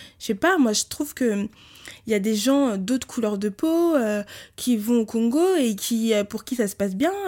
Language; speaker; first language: French; early bilingual, other home language; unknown